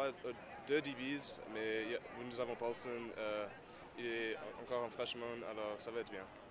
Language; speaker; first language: French; non-native, learner; English